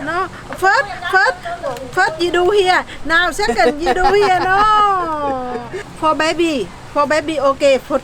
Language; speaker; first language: English; non-native, learner; Vietnamese